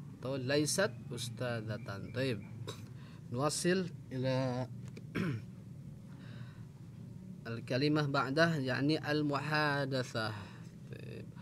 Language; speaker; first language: Arabic; non-native, fluent; Indonesian